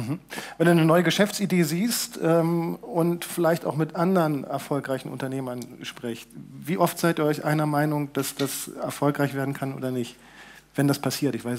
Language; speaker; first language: German; native; German